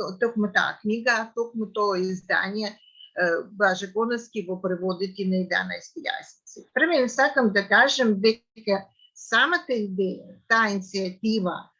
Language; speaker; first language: Macedonian; non-native, fluent; Russian